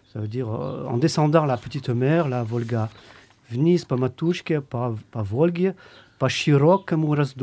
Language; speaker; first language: French; native; French